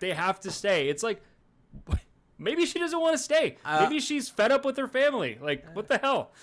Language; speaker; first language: English; native; English